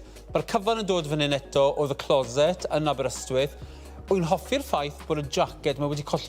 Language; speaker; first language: Welsh; native; Welsh